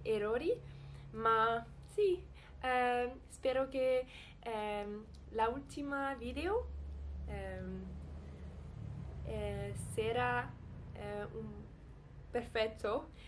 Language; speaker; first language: Italian; non-native, learner; French